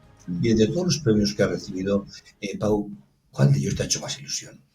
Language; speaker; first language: Spanish; native; Spanish